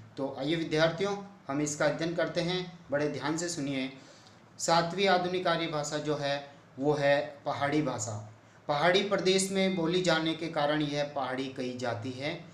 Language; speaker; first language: Hindi; native; Hindi